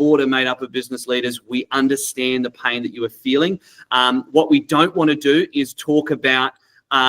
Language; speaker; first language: English; native; English